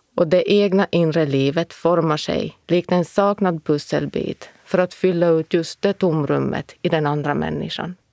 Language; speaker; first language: Swedish; native; Swedish